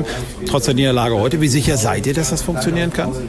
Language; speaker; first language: German; native; German